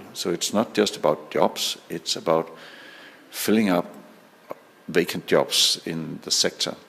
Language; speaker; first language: English; non-native, fluent; Danish